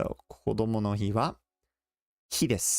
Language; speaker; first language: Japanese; non-native, fluent; English